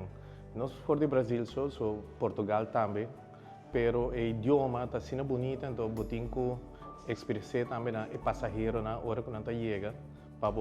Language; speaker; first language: Portuguese; non-native, learner; Papiamento